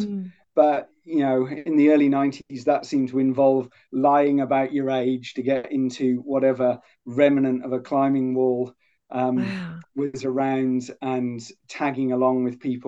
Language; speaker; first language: English; native; English